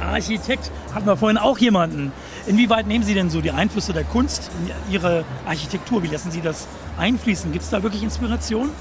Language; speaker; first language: German; native; German